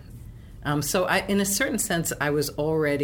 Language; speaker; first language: English; native; English